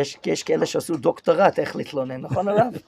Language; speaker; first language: Hebrew; non-native, fluent; English